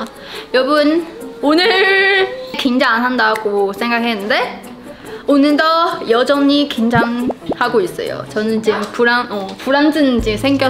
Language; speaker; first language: Korean; non-native, fluent; Chinese